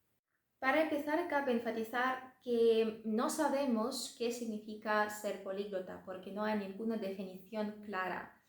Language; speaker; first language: Spanish; non-native, fluent; Russian